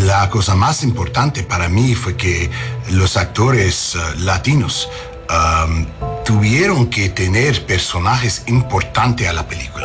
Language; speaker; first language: Spanish; non-native, learner; English